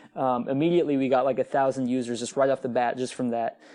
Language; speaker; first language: English; native; English